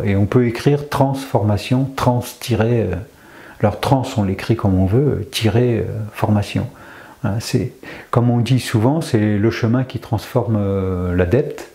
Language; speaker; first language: French; native; French